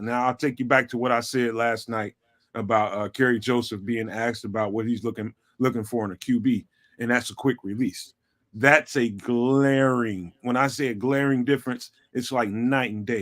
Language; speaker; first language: English; native; English